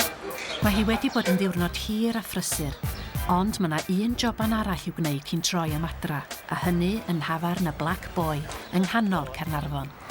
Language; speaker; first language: Welsh; native; Welsh